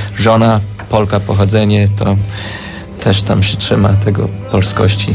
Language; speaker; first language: Polish; early bilingual, heritage; Polish